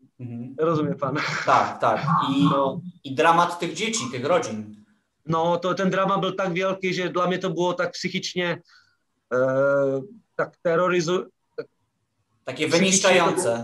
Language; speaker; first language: Polish; non-native, learner; Czech